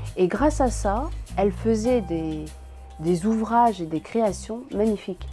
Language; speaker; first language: French; early bilingual, other home language; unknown